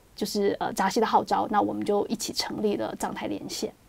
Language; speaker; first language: Chinese; native; Chinese